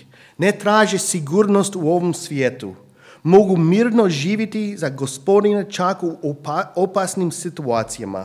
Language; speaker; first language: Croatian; non-native, fluent; English